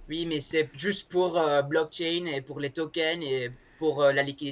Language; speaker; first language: French; non-native, learner; Spanish